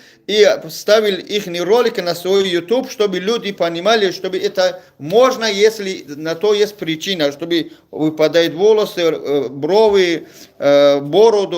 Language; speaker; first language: Russian; non-native, learner; Tajik